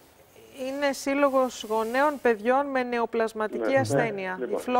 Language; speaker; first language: Greek; native; Greek